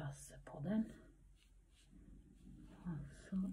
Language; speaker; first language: Swedish; non-native, learner; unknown